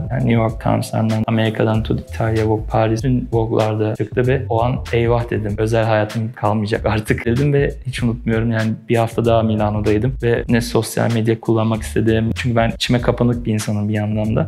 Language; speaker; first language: Turkish; early bilingual, heritage; Turkish